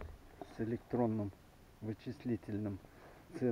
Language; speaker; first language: Russian; native; Russian